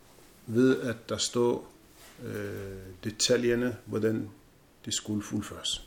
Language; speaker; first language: Danish; non-native, fluent; Arabic